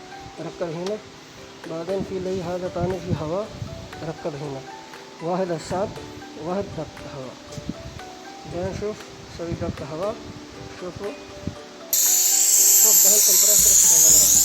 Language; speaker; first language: Arabic; non-native, learner; Punjabi